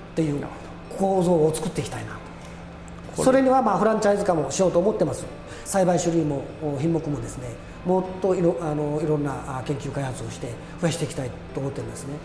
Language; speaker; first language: Japanese; native; Japanese